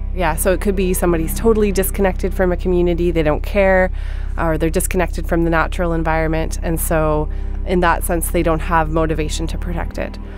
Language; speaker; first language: English; native; English